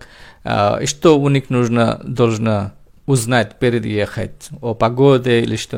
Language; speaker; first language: Russian; non-native, learner; Bangla